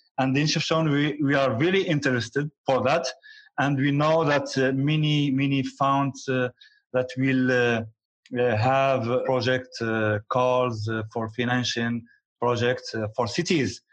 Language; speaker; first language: English; non-native, learner; Arabic